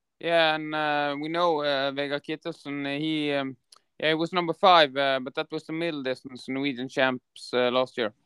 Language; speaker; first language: English; non-native, fluent; Norwegian